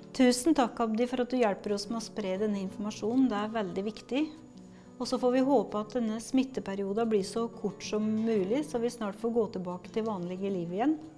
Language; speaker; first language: Norwegian; native; Norwegian